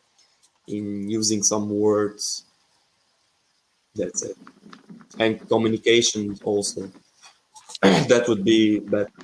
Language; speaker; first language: English; non-native, fluent; Arabic